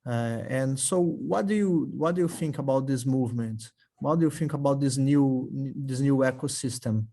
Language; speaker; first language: English; non-native, fluent; Portuguese